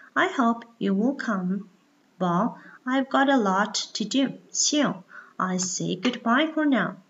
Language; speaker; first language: English; non-native, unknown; Mongolian